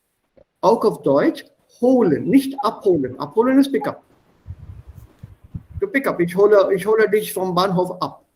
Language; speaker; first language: German; non-native, fluent; Hindi